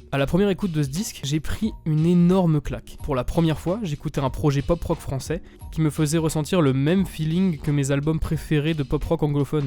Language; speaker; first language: French; native; French